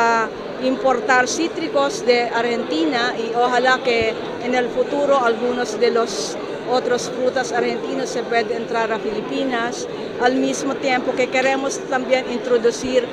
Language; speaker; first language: Spanish; non-native, fluent; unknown